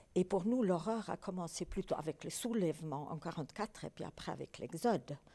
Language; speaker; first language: French; early bilingual, other home language; Polish